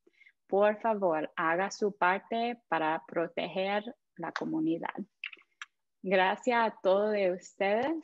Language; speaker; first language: Spanish; non-native, fluent; English